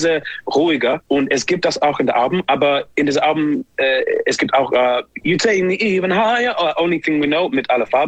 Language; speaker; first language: German; non-native, fluent; English